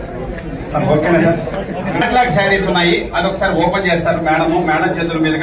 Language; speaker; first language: Telugu; native; Telugu